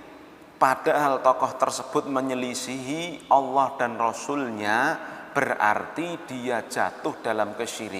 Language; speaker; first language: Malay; non-native, local second language; Javanese